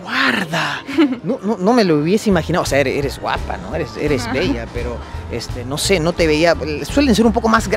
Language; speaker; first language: Spanish; native; Spanish